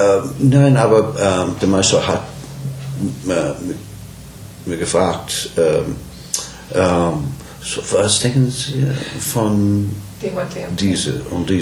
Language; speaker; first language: German; non-native, learner; English